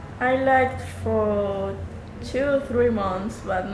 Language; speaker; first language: English; non-native, learner; Spanish